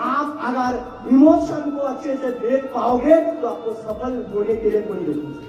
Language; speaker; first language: Hindi; non-native, local second language; Bangla